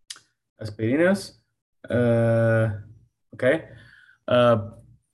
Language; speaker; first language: Spanish; non-native, learner; English